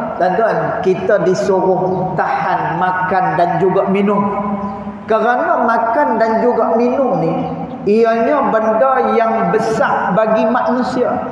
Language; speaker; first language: Malay; native; Malay